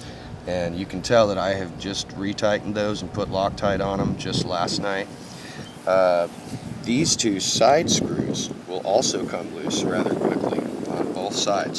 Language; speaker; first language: English; native; English